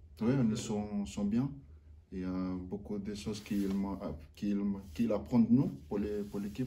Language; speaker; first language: French; non-native, learner; Fijian